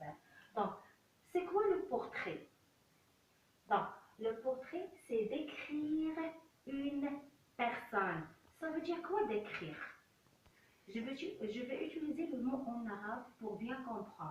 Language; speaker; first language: French; non-native, local second language; Arabic